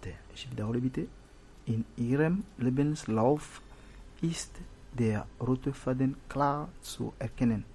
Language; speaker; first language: German; non-native, fluent; French